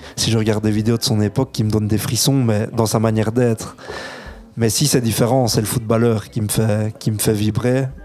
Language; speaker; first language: French; early bilingual, other home language; Italian